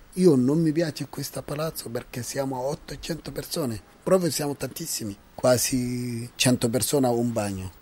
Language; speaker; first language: Italian; non-native, learner; Arabic